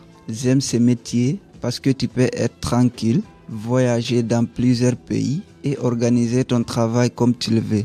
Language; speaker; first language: French; non-native, learner; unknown